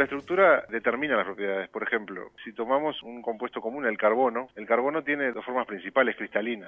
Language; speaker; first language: Spanish; native; Spanish